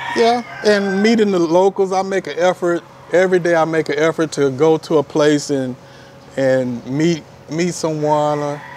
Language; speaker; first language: English; native; English